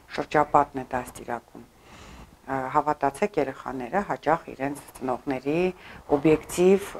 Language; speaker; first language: Armenian; early bilingual, heritage; Armenian